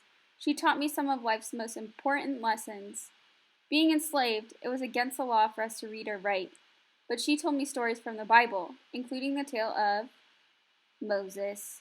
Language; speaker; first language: English; native; English